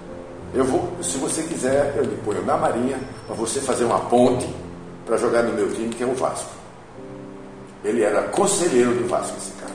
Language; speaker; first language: Portuguese; native; Portuguese